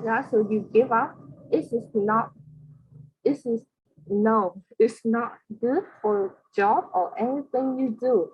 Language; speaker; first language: English; non-native, learner; Vietnamese